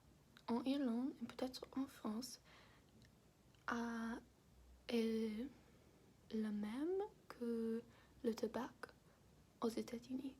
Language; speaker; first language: French; non-native, learner; English